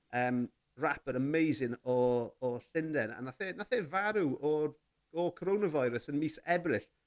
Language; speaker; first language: Welsh; native; Welsh